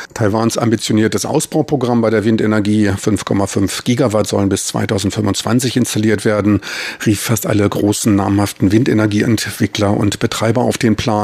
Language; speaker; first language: German; native; German